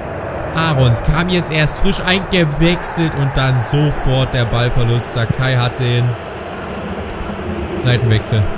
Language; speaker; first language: German; native; German